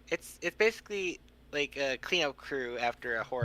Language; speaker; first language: English; native; English